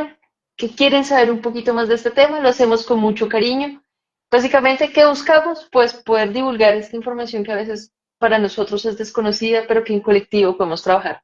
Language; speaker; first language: Spanish; native; Spanish